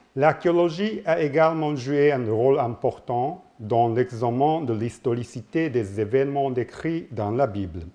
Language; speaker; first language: French; non-native, learner; Japanese